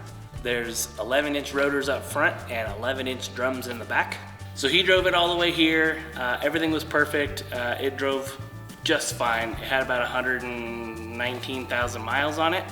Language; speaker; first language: English; native; English